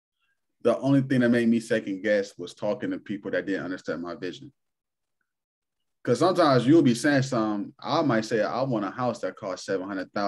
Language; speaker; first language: English; native; English